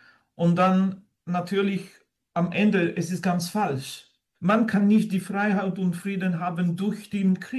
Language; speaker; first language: German; non-native, fluent; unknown